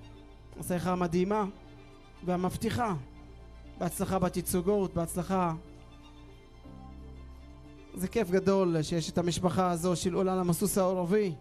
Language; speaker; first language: Hebrew; non-native, local second language; Arabic